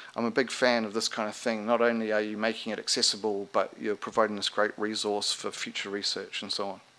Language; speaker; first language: English; native; English